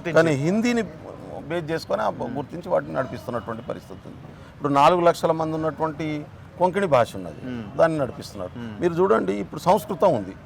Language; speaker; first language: Telugu; non-native, local second language; Lambadi